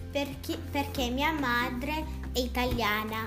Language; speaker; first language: Italian; early bilingual, heritage; English